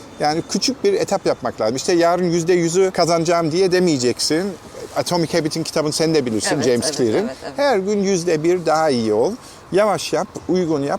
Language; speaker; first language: Turkish; non-native, fluent; German